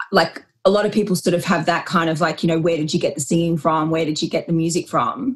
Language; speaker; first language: English; native; English